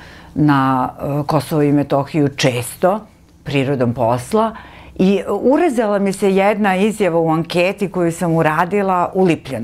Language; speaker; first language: Serbian; native; Serbian